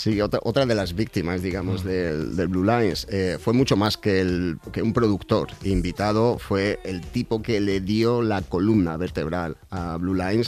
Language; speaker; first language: Spanish; native; Spanish